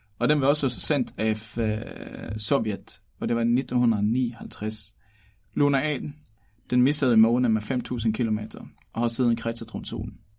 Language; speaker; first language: Danish; native; Danish